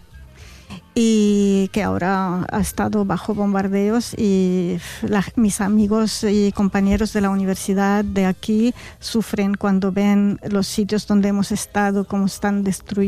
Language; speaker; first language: Spanish; non-native, fluent; Arabic